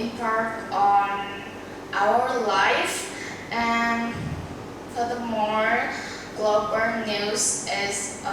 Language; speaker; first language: English; non-native, learner; Vietnamese